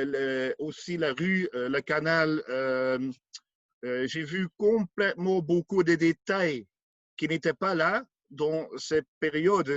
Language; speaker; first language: French; non-native, learner; Dutch